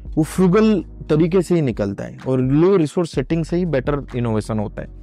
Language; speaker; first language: Hindi; non-native, local second language; Odia